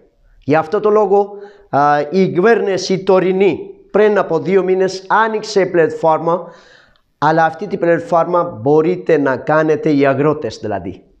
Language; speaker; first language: Greek; non-native, fluent; Urdu